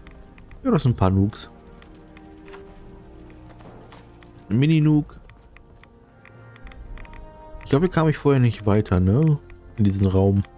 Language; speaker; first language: German; native; German